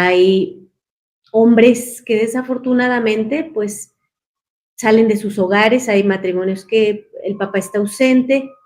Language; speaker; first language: Spanish; native; Spanish